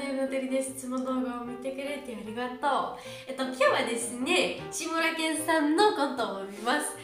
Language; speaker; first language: Japanese; non-native, learner; Georgian